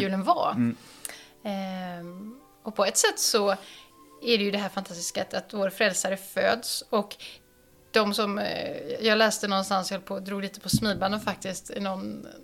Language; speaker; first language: Swedish; native; Swedish